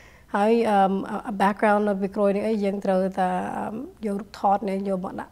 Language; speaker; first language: English; early bilingual, other home language; Khmer